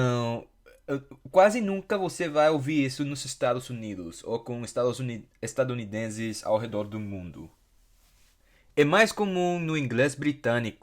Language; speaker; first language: Portuguese; non-native, fluent; English